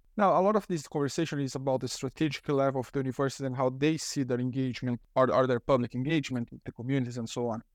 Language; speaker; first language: English; non-native, fluent; Portuguese